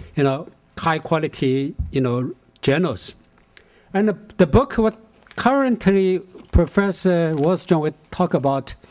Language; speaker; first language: English; non-native, fluent; Chinese